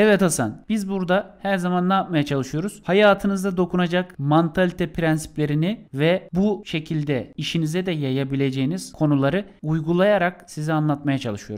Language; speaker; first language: Turkish; native; Turkish